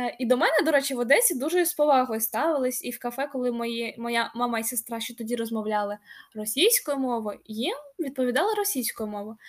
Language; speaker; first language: Ukrainian; non-native, local second language; Russian